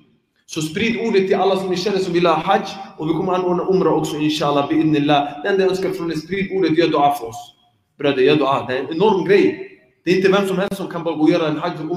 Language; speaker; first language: Swedish; early bilingual, other home language; Arabic